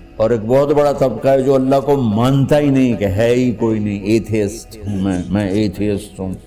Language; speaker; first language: Urdu; non-native, local second language; Punjabi